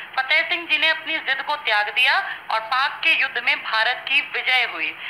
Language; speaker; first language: Hindi; native; Hindi